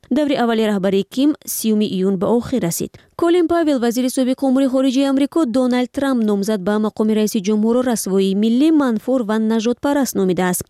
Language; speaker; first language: Persian; native; Persian